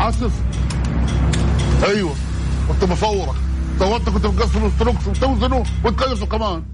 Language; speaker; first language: Arabic; native; Arabic